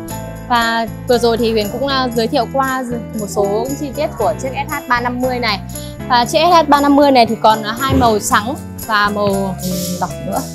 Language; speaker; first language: Vietnamese; native; Vietnamese